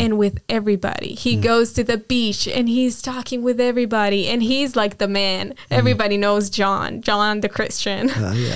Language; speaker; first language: English; non-native, fluent; Hebrew